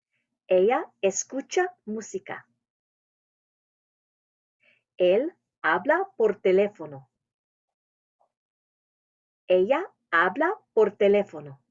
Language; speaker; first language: Spanish; non-native, fluent; English